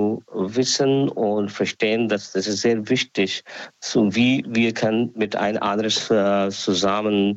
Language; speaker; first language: German; non-native, learner; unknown